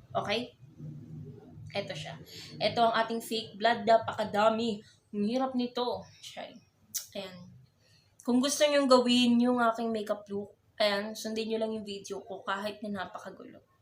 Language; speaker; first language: Filipino; native; Filipino